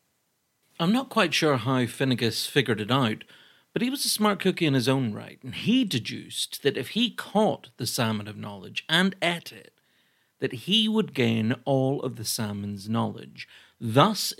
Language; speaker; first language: English; native; English